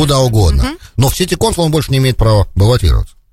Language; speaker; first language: Russian; native; Russian